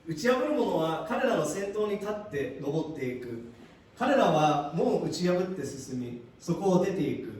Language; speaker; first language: Japanese; early bilingual, heritage; Japanese